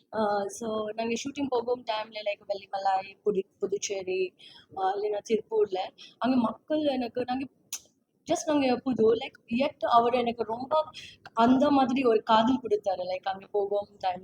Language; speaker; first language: Tamil; non-native, fluent; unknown